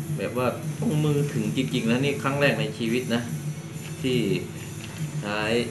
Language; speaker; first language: Thai; native; Thai